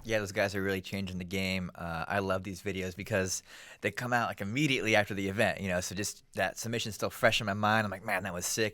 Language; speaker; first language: English; native; English